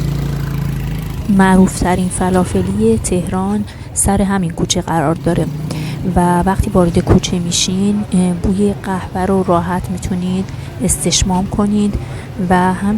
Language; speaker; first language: Persian; native; Persian